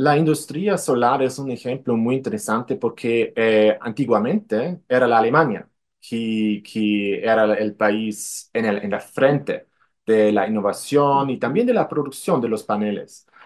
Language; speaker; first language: Spanish; non-native, fluent; German